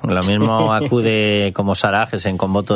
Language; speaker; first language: Spanish; native; Spanish